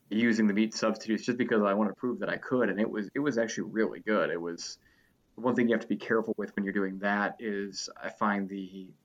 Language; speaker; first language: English; native; English